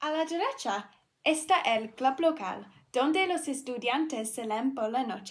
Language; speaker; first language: Spanish; non-native, learner; English